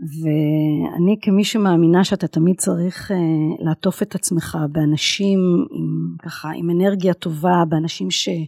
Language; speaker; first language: Hebrew; native; Hebrew